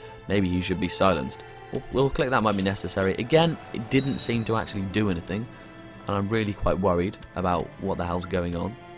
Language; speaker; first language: English; native; English